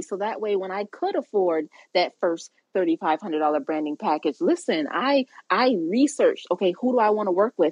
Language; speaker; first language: English; native; English